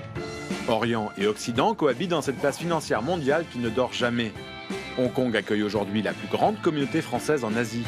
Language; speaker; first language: French; native; French